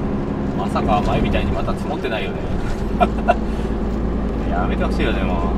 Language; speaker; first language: Japanese; native; Japanese